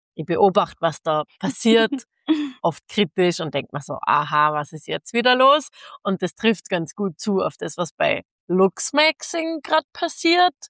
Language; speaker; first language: German; native; German